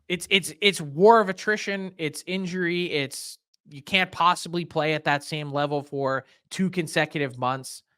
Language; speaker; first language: English; native; English